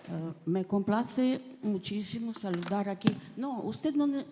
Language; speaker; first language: Spanish; non-native, fluent; Ukrainian